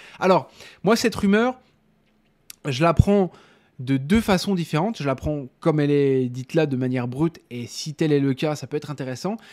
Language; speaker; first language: French; native; French